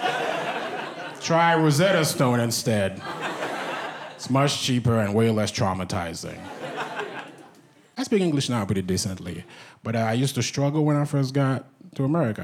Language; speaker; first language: English; non-native, fluent; Haitian Creole